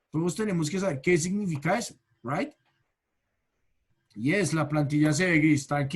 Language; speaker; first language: Spanish; native; Spanish